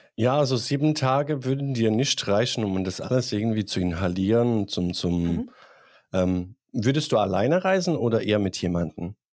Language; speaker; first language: German; non-native, fluent; Bosnian